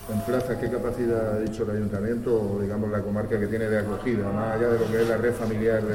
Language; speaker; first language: Spanish; native; Spanish